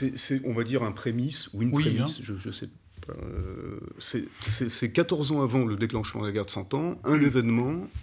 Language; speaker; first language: French; native; French